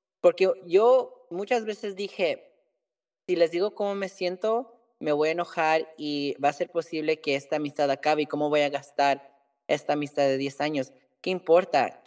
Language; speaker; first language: Spanish; early bilingual, heritage; Spanish